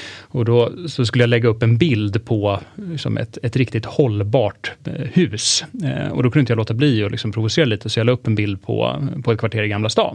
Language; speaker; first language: Swedish; native; Swedish